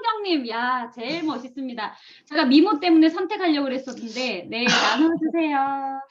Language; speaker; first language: Korean; native; Korean